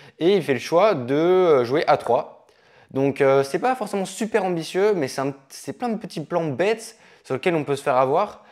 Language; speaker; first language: French; native; French